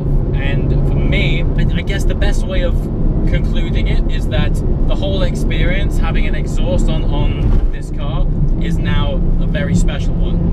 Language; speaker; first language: English; native; English